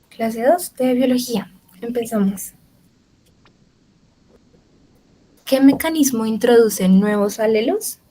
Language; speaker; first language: Spanish; native; Spanish